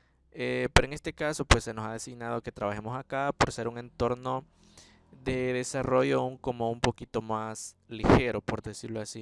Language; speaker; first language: Spanish; native; Spanish